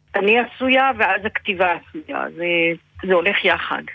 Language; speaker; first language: Hebrew; native; Hebrew